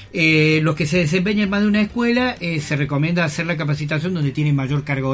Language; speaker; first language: Spanish; native; Spanish